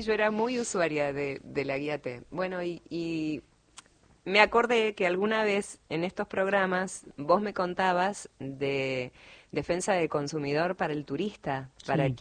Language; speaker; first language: Spanish; native; Spanish